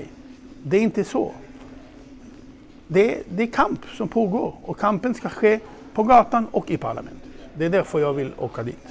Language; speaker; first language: Swedish; non-native, fluent; Hebrew